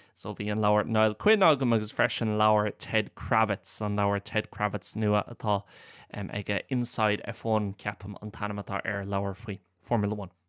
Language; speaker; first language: Irish; non-native, local second language; English